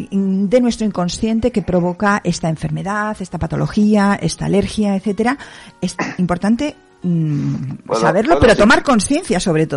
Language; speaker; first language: Spanish; native; Spanish